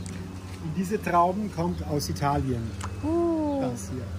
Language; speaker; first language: German; non-native, fluent; Italian